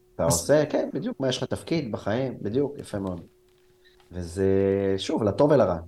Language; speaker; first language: Hebrew; native; Hebrew